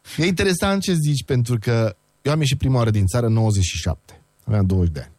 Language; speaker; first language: Romanian; native; Romanian